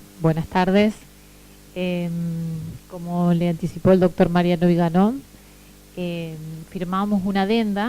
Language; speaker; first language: Spanish; native; Spanish